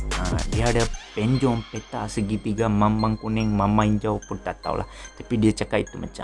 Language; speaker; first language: Malay; native; Malay